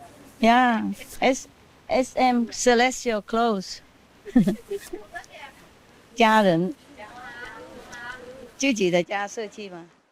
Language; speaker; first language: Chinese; non-native, fluent; Vietnamese